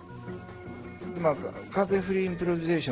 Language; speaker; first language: Japanese; native; Japanese